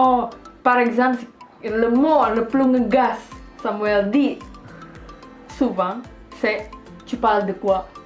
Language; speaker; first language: French; non-native, learner; Indonesian